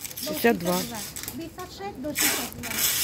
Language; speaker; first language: Russian; non-native, learner; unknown